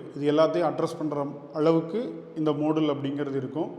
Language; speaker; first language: Tamil; native; Tamil